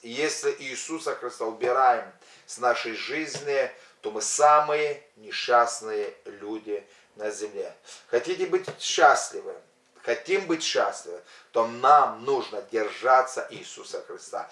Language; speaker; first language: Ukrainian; non-native, local second language; Russian